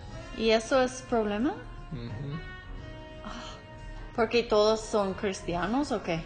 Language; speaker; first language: Spanish; non-native, learner; English